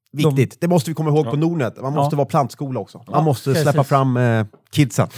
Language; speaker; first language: Swedish; native; Swedish